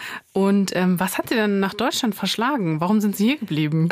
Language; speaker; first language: German; native; German